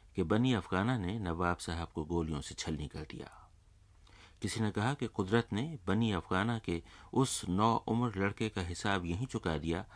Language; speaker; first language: Urdu; native; Urdu